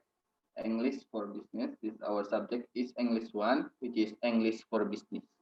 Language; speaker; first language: English; non-native, fluent; Indonesian